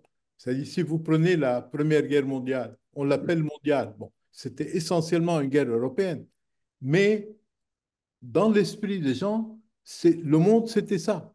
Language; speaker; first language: French; non-native, local second language; Arabic